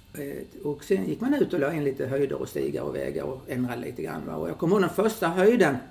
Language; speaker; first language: Swedish; native; Swedish